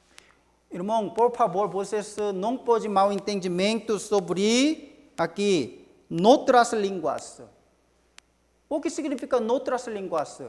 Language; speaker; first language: Portuguese; non-native, learner; Korean